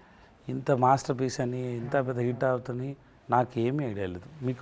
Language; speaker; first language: Telugu; non-native, learner; Tamil